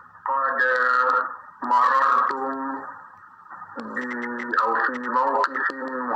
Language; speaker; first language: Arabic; non-native, fluent; Malay